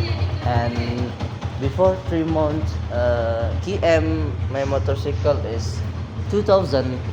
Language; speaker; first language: English; non-native, learner; Indonesian